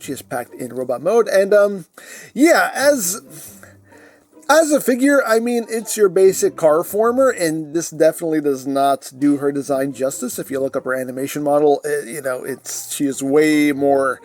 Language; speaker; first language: English; native; English